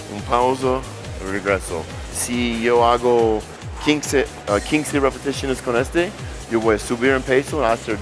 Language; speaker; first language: Spanish; non-native, learner; English